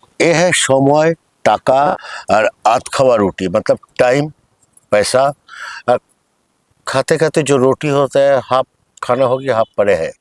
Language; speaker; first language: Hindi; non-native, local second language; Bangla